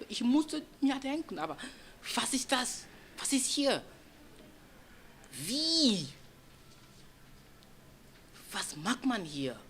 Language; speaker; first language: German; non-native, fluent; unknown